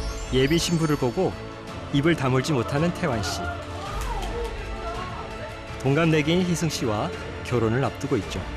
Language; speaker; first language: Korean; native; Korean